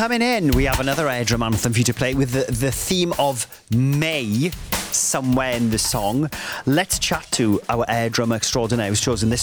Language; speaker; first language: English; native; English